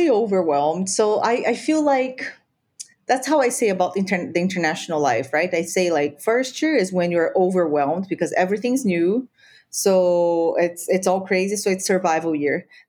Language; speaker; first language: English; non-native, fluent; Spanish